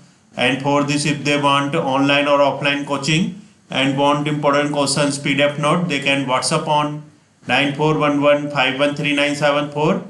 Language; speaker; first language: English; non-native, local second language; Hindi